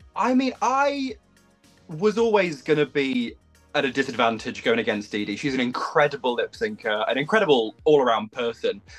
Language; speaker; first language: English; native; English